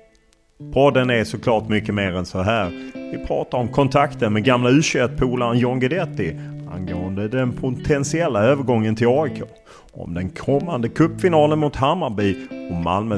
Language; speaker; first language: Swedish; native; Swedish